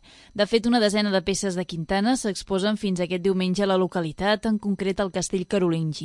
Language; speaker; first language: Catalan; native; Catalan